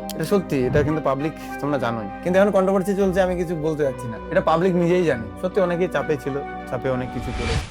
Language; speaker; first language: Bangla; non-native, local second language; Rangpuri